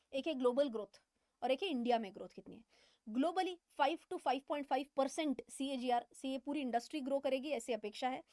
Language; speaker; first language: Hindi; non-native, local second language; Marathi